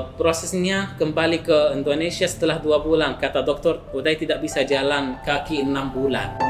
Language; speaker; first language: Indonesian; non-native, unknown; Arabic